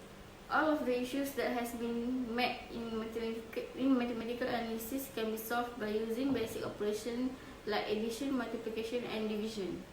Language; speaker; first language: English; non-native, local second language; Malay